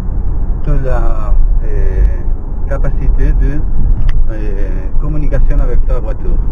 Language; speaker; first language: French; non-native, learner; Spanish